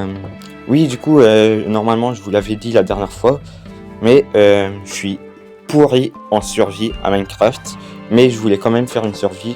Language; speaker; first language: French; native; French